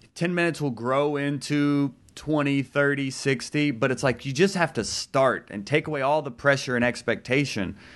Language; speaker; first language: English; native; English